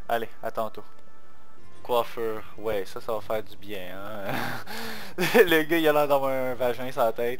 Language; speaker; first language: French; native; French